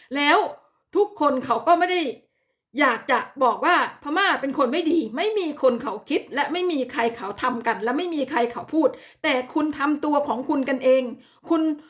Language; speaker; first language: Thai; native; Thai